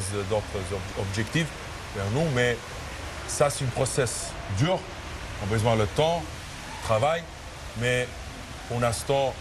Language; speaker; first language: French; non-native, fluent; Serbian